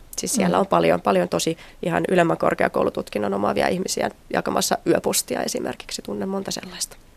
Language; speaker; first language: Finnish; native; Finnish